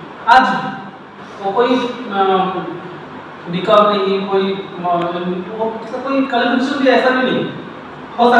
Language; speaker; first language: Hindi; non-native, local second language; Bangla